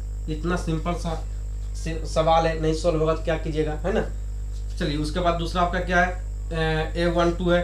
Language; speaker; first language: Hindi; native; Hindi